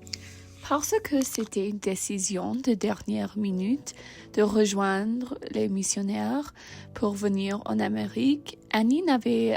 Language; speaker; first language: French; non-native, learner; English